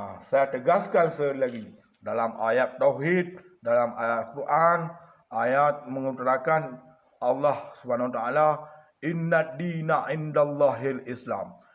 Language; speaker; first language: Malay; non-native, local second language; Achinese